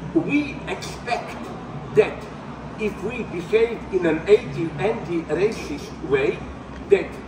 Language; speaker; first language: English; non-native, fluent; Slovenian